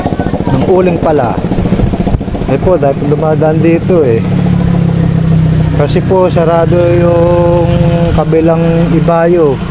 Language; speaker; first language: Filipino; native; Filipino